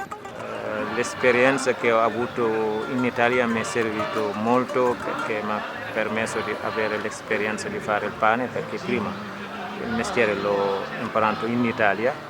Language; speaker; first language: Italian; non-native, fluent; Wolof